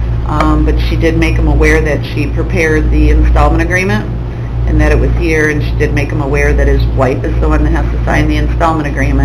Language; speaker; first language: English; native; English